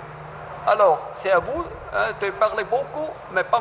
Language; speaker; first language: French; non-native, fluent; German